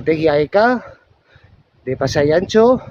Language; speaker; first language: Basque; non-native, learner; Spanish